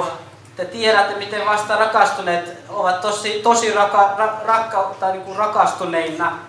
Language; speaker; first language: Finnish; non-native, fluent; Kinyarwanda